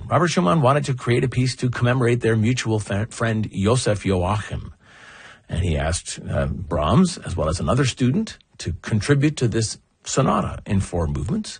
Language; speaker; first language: English; native; English